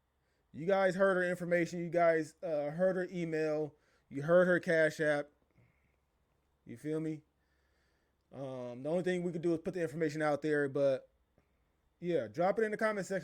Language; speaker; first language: English; native; English